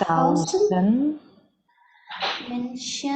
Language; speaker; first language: German; non-native, learner; Indonesian